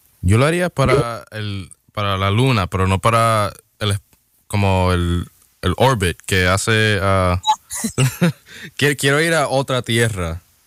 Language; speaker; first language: Spanish; non-native, learner; English